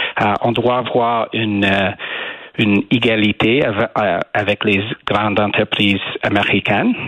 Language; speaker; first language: French; non-native, learner; English